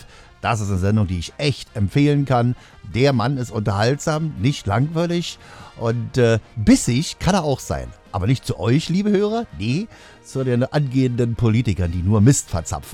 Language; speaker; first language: German; native; German